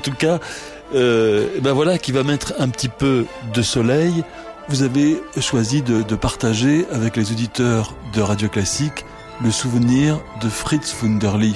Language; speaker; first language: French; native; French